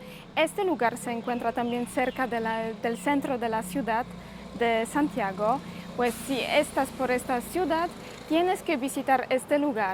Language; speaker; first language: Spanish; non-native, fluent; Polish